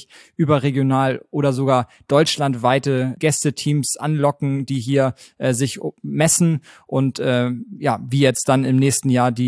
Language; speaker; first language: German; native; German